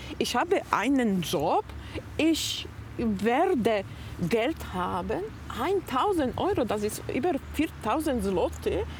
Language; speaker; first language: German; non-native, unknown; Polish